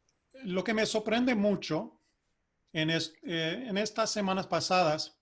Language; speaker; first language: Spanish; non-native, fluent; English